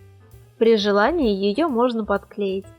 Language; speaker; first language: Russian; native; Russian